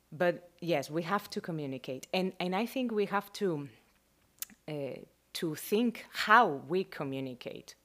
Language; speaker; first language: English; non-native, learner; Spanish